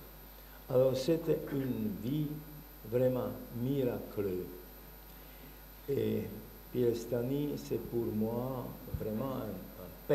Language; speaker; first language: French; non-native, learner; Bulgarian